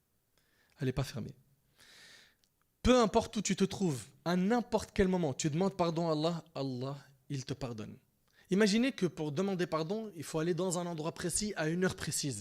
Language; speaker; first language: French; native; French